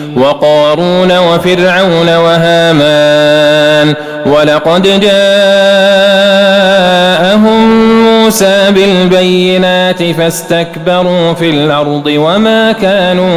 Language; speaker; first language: Arabic; native; Arabic